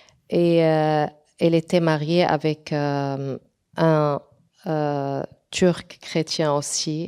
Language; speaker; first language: French; non-native, local second language; Arabic